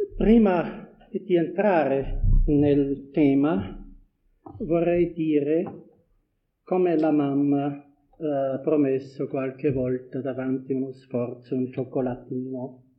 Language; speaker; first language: Italian; non-native, fluent; German